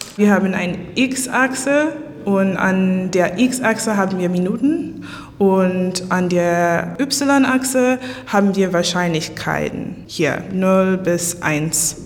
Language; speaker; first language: German; non-native, fluent; English